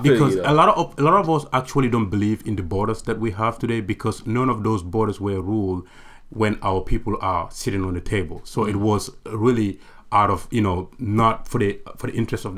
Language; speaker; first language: English; non-native, local second language; Mandingo